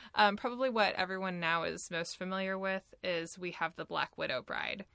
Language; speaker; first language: English; native; English